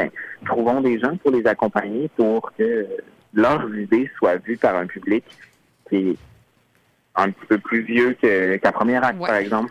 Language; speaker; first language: French; native; French